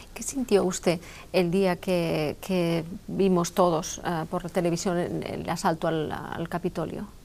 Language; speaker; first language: Spanish; non-native, local second language; Catalan